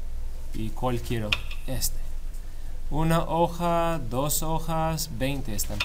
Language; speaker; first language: Spanish; non-native, fluent; English